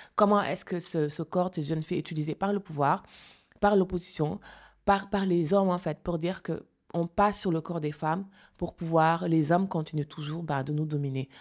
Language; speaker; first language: French; non-native, local second language; Fula